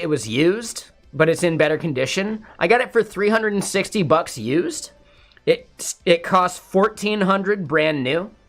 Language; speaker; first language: English; native; English